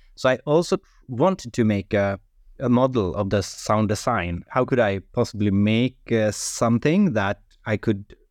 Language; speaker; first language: English; non-native, fluent; Swedish